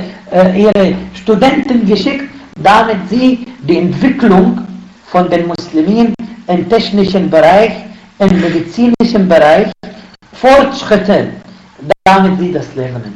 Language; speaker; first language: German; non-native, fluent; Arabic